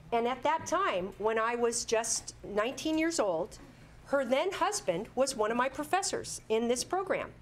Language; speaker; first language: English; native; English